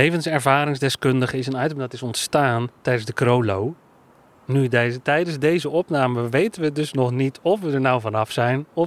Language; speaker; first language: Dutch; native; Dutch